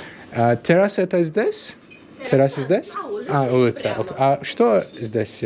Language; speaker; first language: Russian; non-native, learner; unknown